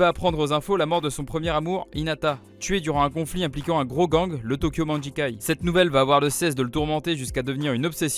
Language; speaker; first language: French; native; French